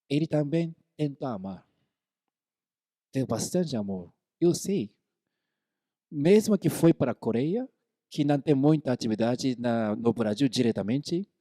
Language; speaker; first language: Portuguese; non-native, fluent; Korean